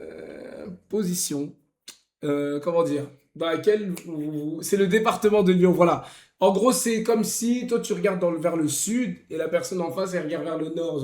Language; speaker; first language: French; native; French